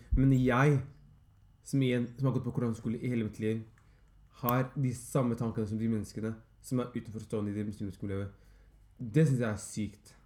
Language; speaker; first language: Norwegian; early bilingual, other home language; Somali